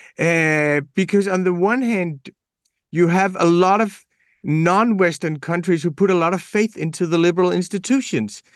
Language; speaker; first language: English; non-native, fluent; Danish